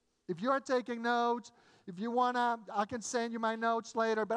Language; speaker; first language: English; non-native, fluent; Spanish